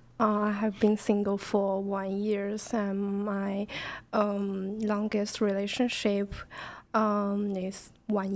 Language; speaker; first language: English; non-native, learner; Chinese